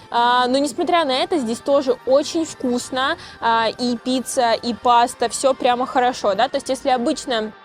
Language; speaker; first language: Russian; native; Russian